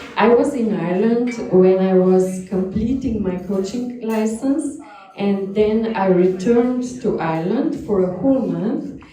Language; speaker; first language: English; non-native, fluent; Slovenian